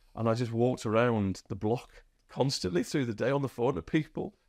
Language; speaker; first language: English; native; English